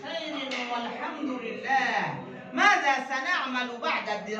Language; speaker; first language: Arabic; non-native, fluent; Bangla